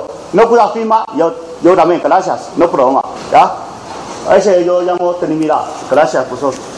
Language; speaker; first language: Spanish; non-native, learner; Chinese